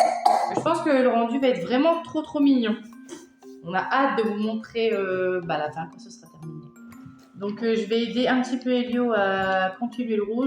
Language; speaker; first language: French; native; French